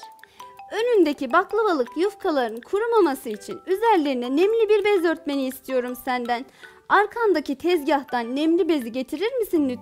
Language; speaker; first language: Turkish; native; Turkish